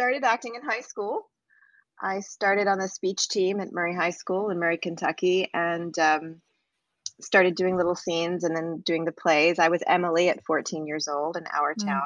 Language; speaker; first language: English; native; English